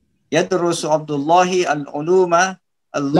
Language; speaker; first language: Arabic; non-native, learner; Indonesian